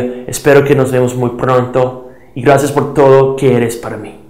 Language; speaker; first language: Spanish; non-native, fluent; English